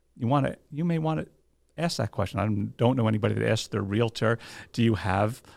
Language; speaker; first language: English; native; English